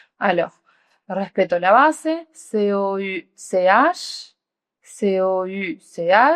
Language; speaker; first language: French; non-native, fluent; Spanish